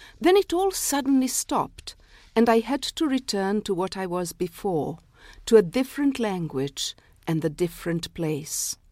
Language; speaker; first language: English; non-native, fluent; Serbian